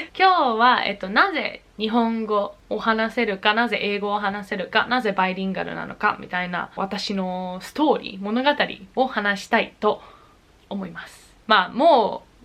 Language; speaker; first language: Japanese; early bilingual, heritage; English